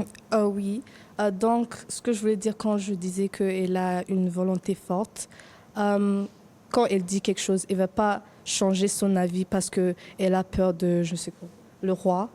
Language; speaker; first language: French; non-native, fluent; English